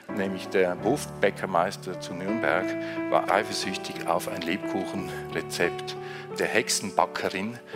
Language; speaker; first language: German; native; German